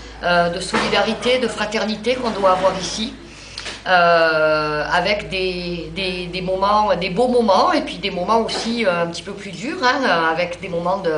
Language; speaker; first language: French; native; French